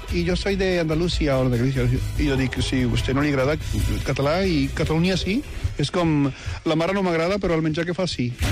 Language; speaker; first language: Catalan; non-native, fluent; Punjabi